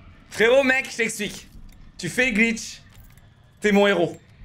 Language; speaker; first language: French; native; French